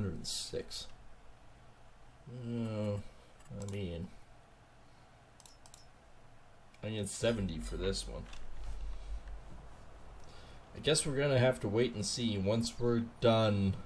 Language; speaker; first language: English; native; English